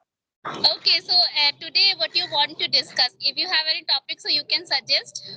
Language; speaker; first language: English; non-native, learner; Hindi